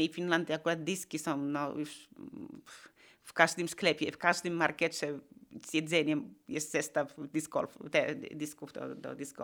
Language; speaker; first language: Polish; non-native, fluent; Finnish